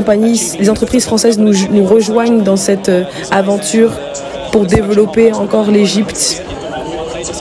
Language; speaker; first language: French; non-native, fluent; Arabic